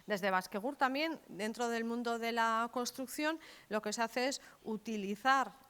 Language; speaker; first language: Spanish; native; Spanish